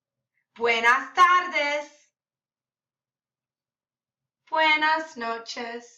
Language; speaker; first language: Spanish; non-native, learner; English